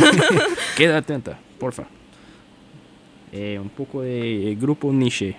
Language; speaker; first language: Spanish; non-native, fluent; English